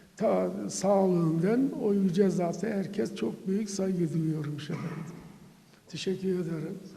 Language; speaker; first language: Turkish; native; Turkish